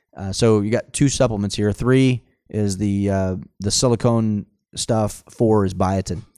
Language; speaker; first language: English; native; English